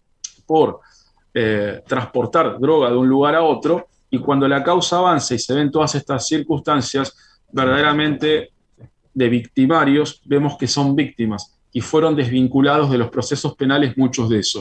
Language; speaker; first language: Spanish; native; Spanish